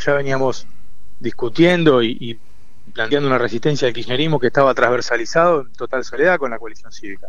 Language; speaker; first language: Spanish; native; Spanish